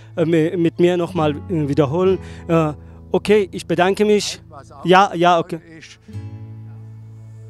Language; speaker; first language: German; non-native, learner; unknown